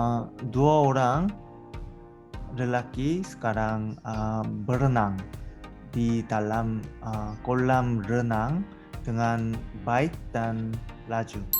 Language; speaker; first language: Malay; non-native, learner; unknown